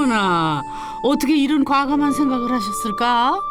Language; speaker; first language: Korean; native; Korean